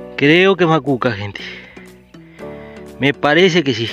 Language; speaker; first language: Spanish; native; Spanish